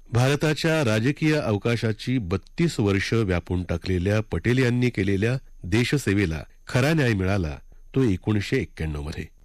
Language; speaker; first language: Marathi; native; Marathi